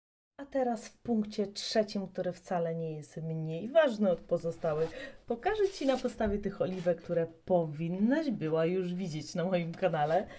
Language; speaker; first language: Polish; native; Polish